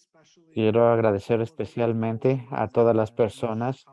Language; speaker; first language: Spanish; non-native, fluent; English